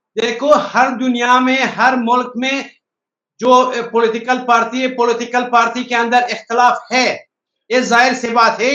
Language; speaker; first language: Hindi; non-native, fluent; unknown